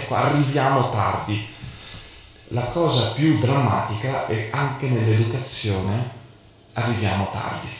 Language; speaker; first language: Italian; non-native, fluent; Arabic